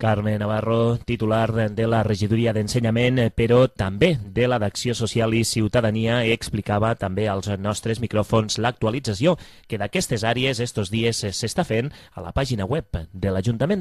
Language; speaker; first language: Catalan; native; Catalan